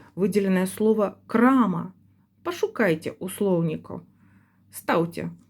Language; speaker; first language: Belarusian; non-native, local second language; Russian